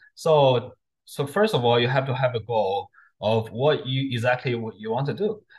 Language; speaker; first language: English; non-native, fluent; Chinese